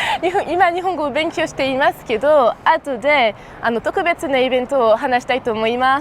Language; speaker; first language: Japanese; non-native, learner; French